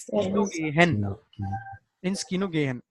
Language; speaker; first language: German; non-native, fluent; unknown